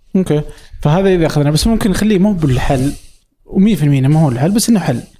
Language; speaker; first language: Arabic; native; Arabic